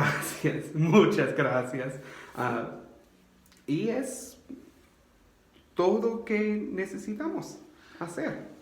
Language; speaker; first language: Spanish; non-native, learner; English